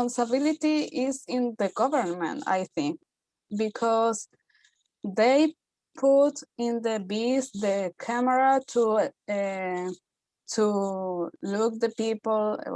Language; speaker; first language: English; non-native, learner; Spanish